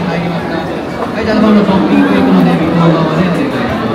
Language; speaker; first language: Japanese; native; Japanese